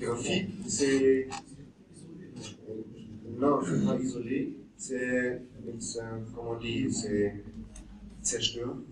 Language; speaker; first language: French; non-native, learner; German